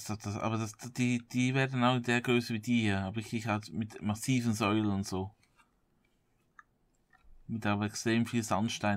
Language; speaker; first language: German; native; German